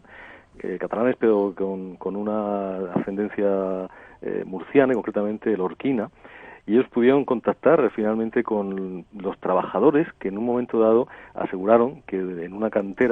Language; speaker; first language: Spanish; native; Spanish